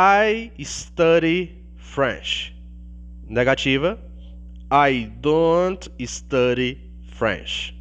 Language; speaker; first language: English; non-native, learner; Portuguese